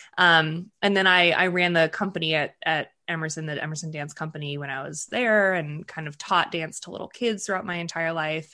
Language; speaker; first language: English; early bilingual, other home language; Russian